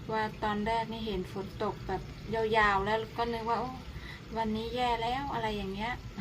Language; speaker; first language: Thai; native; Thai